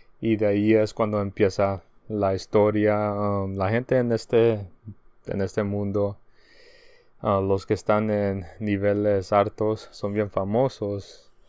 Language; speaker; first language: Spanish; early bilingual, heritage; Spanish